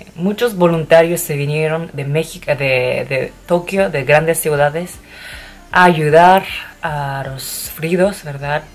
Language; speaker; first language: Spanish; non-native, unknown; Japanese